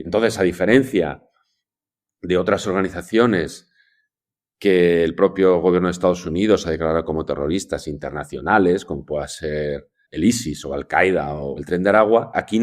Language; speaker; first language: Spanish; native; Spanish